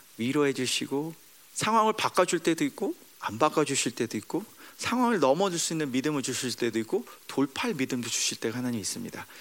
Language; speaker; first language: Korean; early bilingual, heritage; Korean